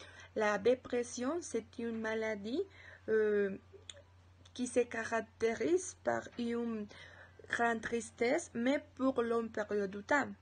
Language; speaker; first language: French; non-native, learner; Spanish